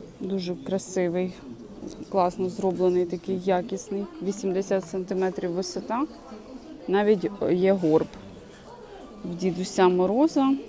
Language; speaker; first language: Ukrainian; native; Ukrainian